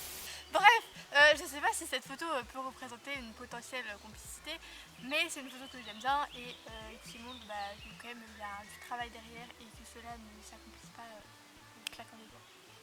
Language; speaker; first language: French; native; French